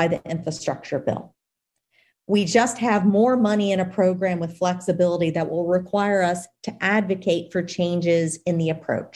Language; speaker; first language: English; native; English